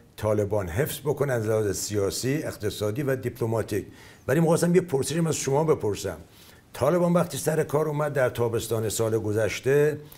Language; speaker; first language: Persian; native; Persian